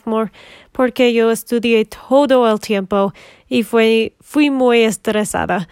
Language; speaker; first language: Spanish; non-native, learner; English